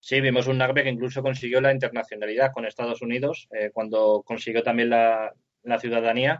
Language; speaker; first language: Spanish; native; Spanish